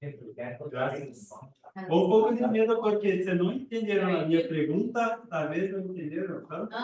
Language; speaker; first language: Spanish; non-native, learner; Portuguese